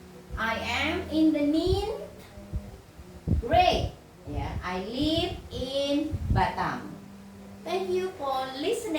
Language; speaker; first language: English; non-native, fluent; Indonesian